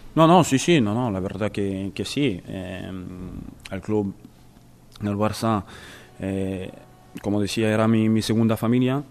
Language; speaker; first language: Spanish; non-native, fluent; French